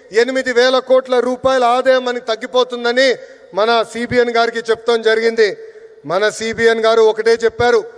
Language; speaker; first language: Telugu; native; Telugu